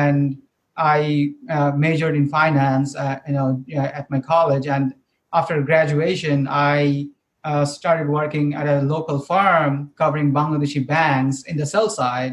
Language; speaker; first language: English; non-native, local second language; Bangla